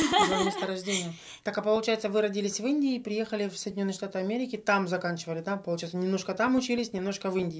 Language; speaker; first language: Russian; native; Russian